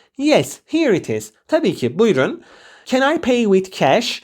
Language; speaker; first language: English; non-native, fluent; Turkish